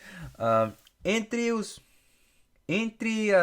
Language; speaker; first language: Portuguese; non-native, fluent; English